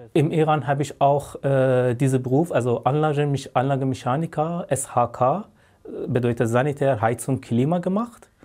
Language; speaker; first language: German; non-native, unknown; Persian